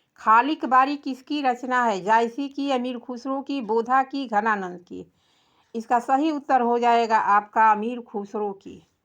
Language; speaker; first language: Hindi; native; Hindi